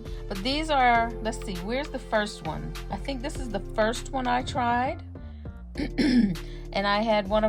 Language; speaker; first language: English; native; English